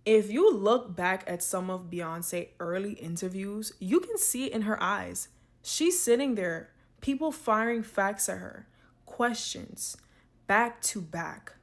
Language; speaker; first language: English; native; English